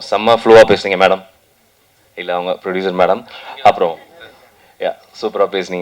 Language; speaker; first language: Tamil; native; Tamil